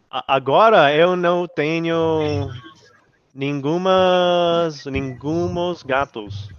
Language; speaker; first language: Portuguese; non-native, learner; English